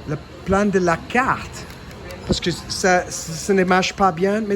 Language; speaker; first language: French; non-native, learner; English